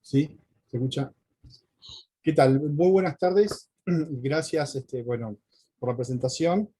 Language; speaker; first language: Spanish; native; Spanish